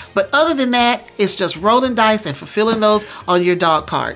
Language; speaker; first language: English; native; English